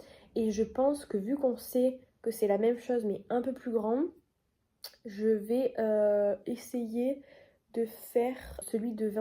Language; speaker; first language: French; native; French